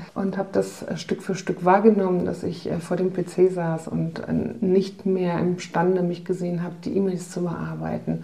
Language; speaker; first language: German; early bilingual, other home language; Polish